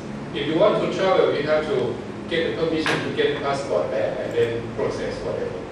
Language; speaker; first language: English; non-native, fluent; Thai